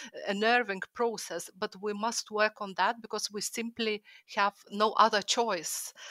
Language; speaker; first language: English; non-native, fluent; Lithuanian